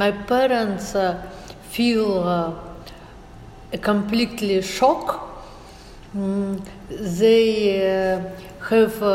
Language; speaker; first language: English; non-native, learner; Russian